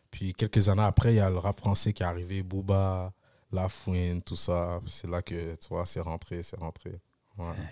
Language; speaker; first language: French; early bilingual, other home language; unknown